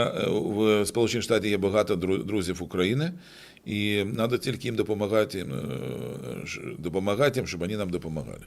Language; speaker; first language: Ukrainian; non-native, local second language; Russian